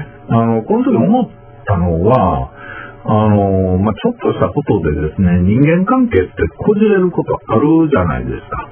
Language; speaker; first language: Japanese; native; Japanese